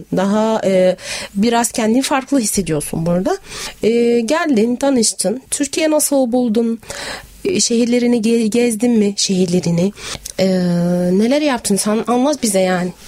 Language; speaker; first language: Turkish; non-native, fluent; Arabic